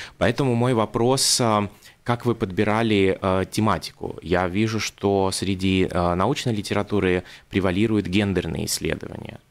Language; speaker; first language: Russian; native; Russian